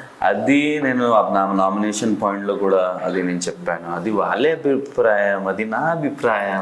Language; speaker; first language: Telugu; non-native, local second language; Urdu